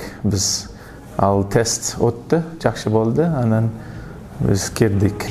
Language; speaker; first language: Kyrgyz; non-native, learner; English